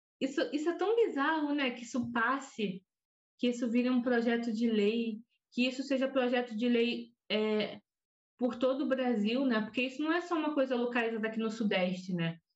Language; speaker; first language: Portuguese; native; Portuguese